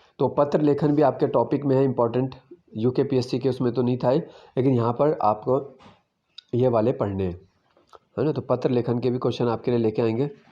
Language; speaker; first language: Hindi; native; Hindi